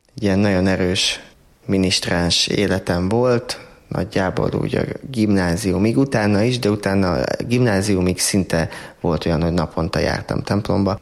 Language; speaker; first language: Hungarian; native; Hungarian